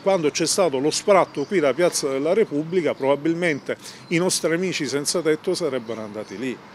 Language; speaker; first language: Italian; native; Italian